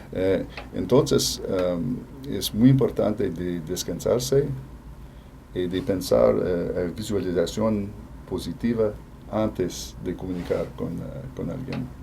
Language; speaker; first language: Spanish; non-native, fluent; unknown